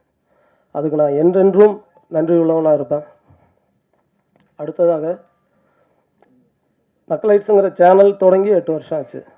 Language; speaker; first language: Tamil; native; Tamil